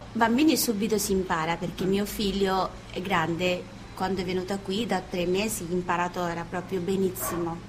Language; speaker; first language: Italian; non-native, learner; Bangla